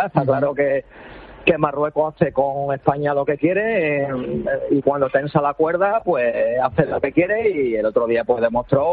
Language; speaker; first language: Spanish; native; Spanish